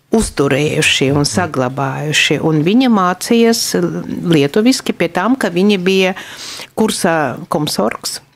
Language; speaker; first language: Latvian; early bilingual, other home language; Russian